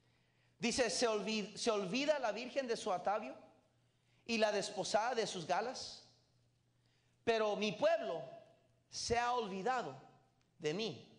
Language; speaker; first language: Spanish; native; Spanish